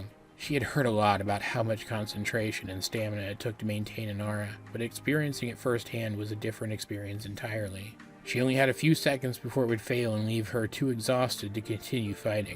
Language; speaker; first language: English; native; English